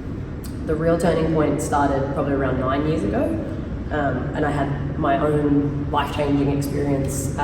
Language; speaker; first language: English; native; English